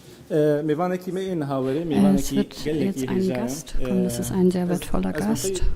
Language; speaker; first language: German; non-native, fluent; Kurdish